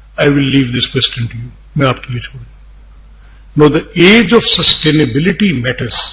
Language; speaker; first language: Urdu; non-native, local second language; Punjabi